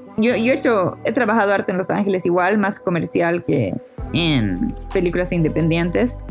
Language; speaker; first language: Spanish; native; Spanish